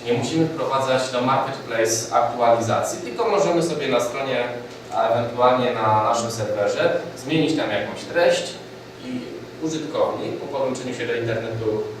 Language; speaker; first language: Polish; native; Polish